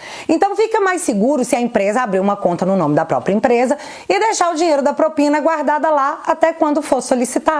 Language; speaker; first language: Portuguese; native; Portuguese